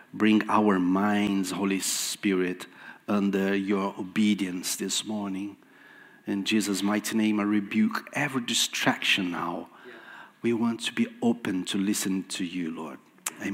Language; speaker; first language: English; non-native, fluent; Portuguese